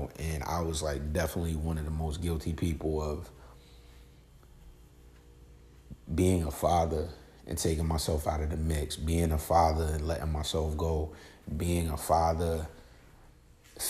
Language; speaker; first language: English; native; English